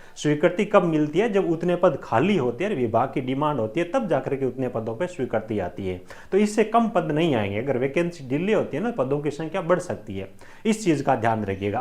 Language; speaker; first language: Hindi; native; Hindi